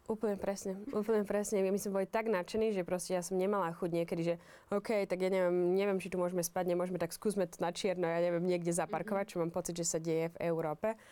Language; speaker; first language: Slovak; native; Slovak